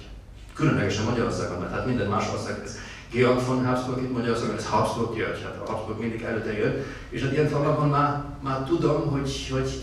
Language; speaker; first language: Hungarian; non-native, fluent; German